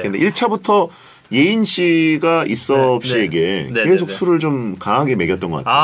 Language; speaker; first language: Korean; native; Korean